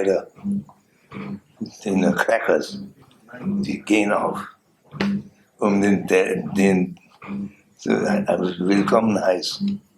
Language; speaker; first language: German; non-native, learner; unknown